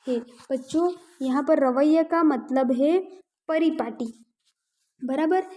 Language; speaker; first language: Hindi; non-native, local second language; Gujarati